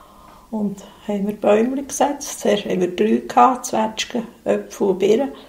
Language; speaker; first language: German; native; German